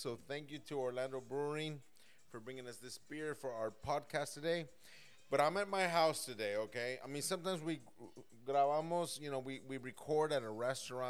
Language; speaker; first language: English; early bilingual, other home language; Spanish